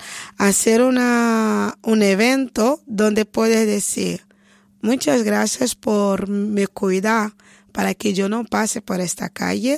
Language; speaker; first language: Spanish; non-native, fluent; Portuguese